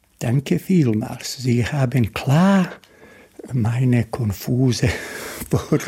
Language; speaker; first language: German; non-native, fluent; Bosnian